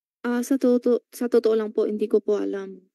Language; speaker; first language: Filipino; non-native, learner; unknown